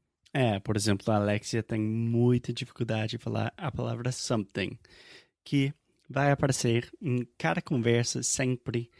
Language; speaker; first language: Portuguese; non-native, fluent; English